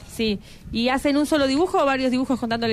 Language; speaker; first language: Spanish; native; Spanish